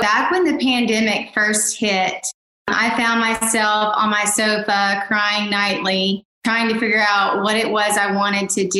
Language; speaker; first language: English; native; English